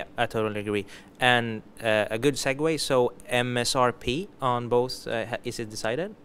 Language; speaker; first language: English; non-native, fluent; Swedish